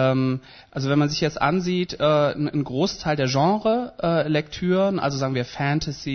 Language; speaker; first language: German; native; German